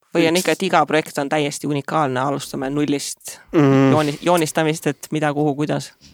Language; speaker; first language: Estonian; native; Estonian